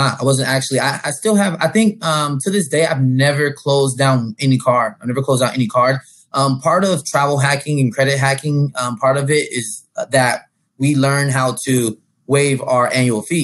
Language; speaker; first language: English; native; English